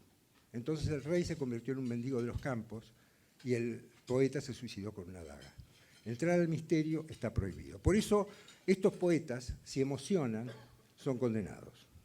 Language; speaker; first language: Spanish; native; Spanish